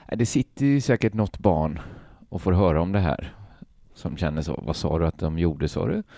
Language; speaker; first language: Swedish; native; Swedish